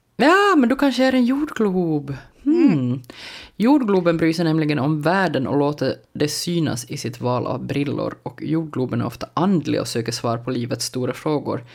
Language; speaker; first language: Swedish; native; Swedish